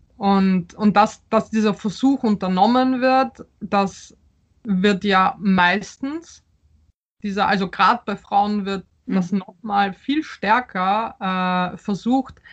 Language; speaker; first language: German; early bilingual, other home language; Polish